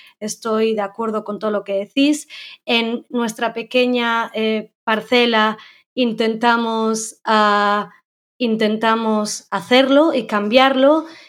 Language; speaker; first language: Spanish; native; Spanish